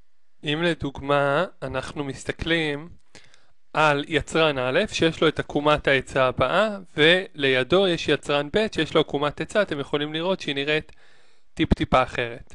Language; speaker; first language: Hebrew; native; Hebrew